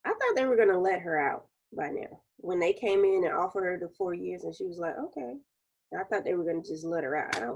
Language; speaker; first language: English; native; English